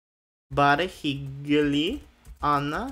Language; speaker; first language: Norwegian; non-native, learner; English